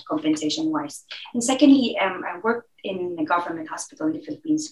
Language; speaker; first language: English; non-native, local second language; Filipino